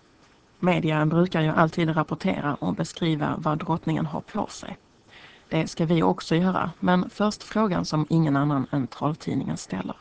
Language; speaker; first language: Swedish; native; Swedish